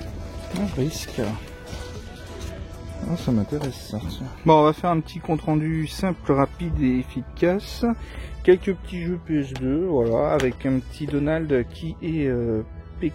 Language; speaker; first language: French; native; French